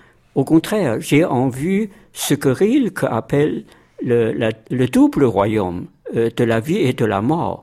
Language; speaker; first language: French; non-native, fluent; Chinese